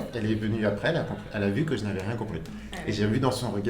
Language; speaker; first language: French; native; French